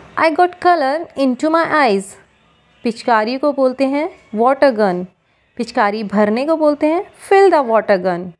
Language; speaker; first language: Hindi; native; Hindi